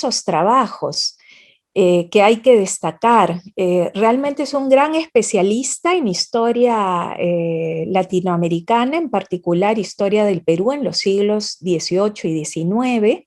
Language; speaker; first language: Spanish; native; Spanish